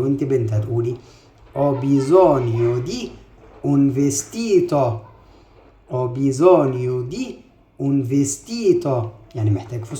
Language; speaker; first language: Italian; non-native, fluent; Arabic